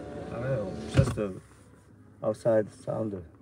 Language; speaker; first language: English; non-native, learner; Korean